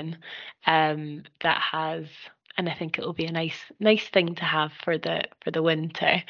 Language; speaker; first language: English; native; English